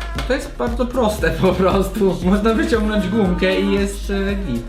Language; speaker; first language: Polish; non-native, fluent; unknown